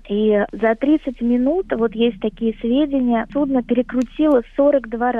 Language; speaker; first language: Russian; native; Russian